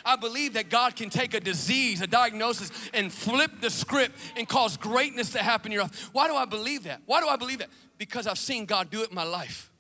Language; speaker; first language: English; native; English